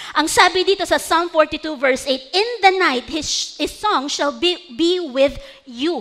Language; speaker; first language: English; non-native, local second language; Filipino